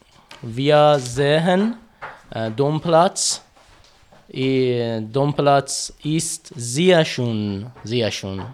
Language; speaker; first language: German; non-native, learner; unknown